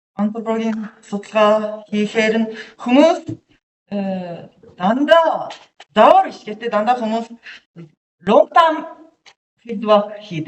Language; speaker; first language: Mongolian; non-native, learner; Japanese